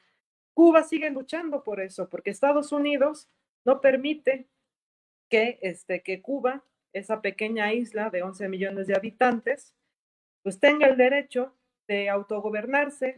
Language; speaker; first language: Spanish; native; Spanish